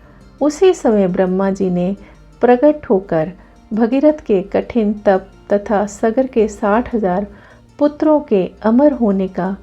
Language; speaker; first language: Hindi; native; Hindi